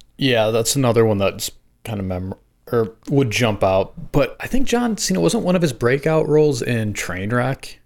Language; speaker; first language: English; native; English